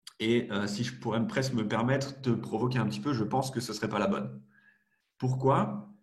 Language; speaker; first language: French; native; French